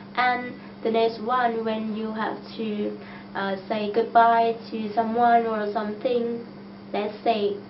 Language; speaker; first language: English; non-native, fluent; Vietnamese